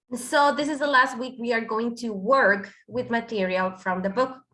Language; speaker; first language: English; non-native, fluent; Spanish